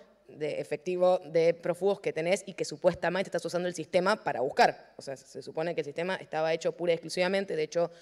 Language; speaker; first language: Spanish; native; Spanish